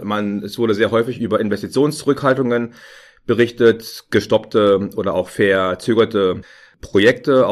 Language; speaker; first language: German; native; German